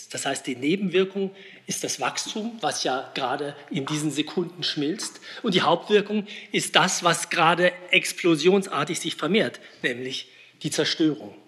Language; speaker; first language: German; native; German